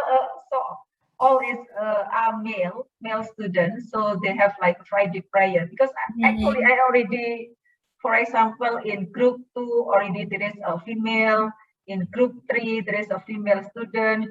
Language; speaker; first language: English; non-native, fluent; Indonesian